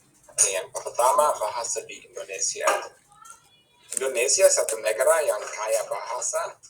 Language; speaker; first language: Indonesian; non-native, fluent; English